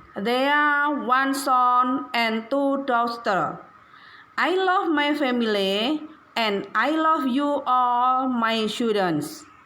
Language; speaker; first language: English; non-native, learner; Indonesian